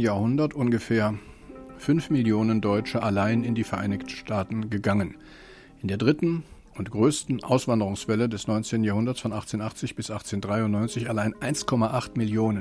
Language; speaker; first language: German; native; German